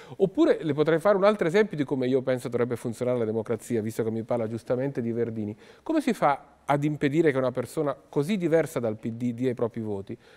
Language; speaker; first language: Italian; native; Italian